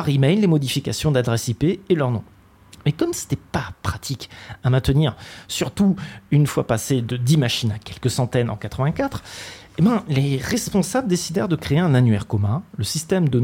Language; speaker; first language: French; native; French